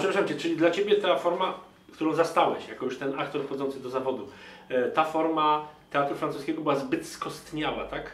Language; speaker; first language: Polish; native; Polish